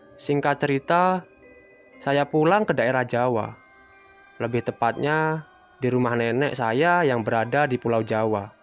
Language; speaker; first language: Indonesian; native; Indonesian